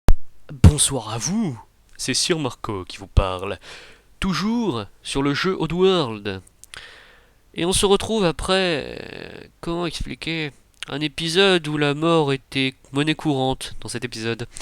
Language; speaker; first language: French; native; French